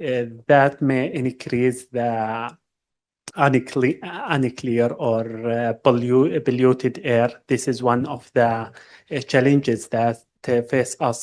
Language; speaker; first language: English; non-native, learner; Arabic